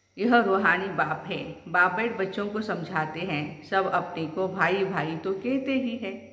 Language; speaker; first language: Hindi; non-native, local second language; Marathi